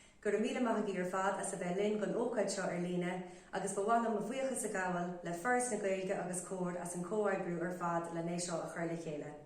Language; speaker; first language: Irish; native; Irish